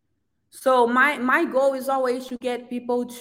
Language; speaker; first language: English; non-native, fluent; Portuguese